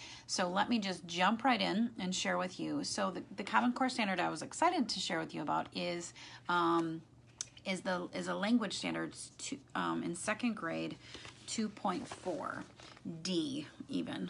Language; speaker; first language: English; native; English